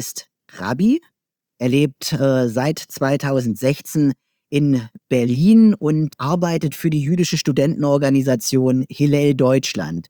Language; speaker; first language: German; native; German